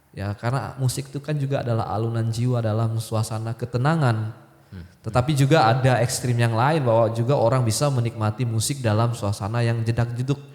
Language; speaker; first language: Indonesian; non-native, local second language; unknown